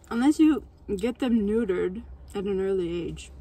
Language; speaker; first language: English; non-native, fluent; Turkish